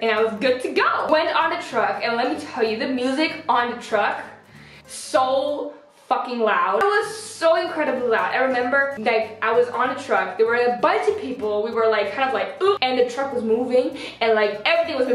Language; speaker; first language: English; non-native, fluent; Dutch